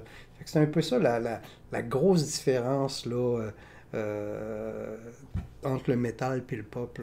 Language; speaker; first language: French; native; French